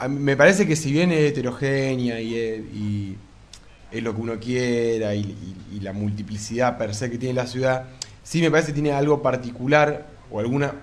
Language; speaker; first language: Spanish; native; Spanish